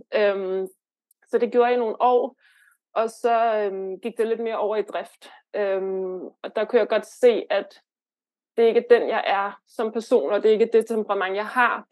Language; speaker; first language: Danish; early bilingual, other home language; Lithuanian